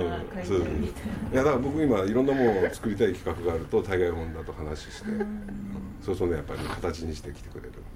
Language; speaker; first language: Japanese; native; Japanese